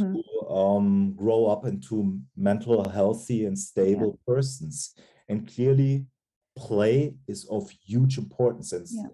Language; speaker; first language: English; non-native, fluent; German